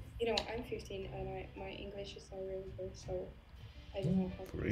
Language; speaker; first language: English; non-native, learner; Polish